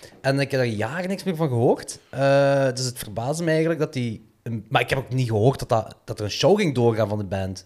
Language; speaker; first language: Dutch; native; Dutch